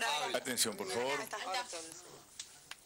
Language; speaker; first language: Spanish; native; Spanish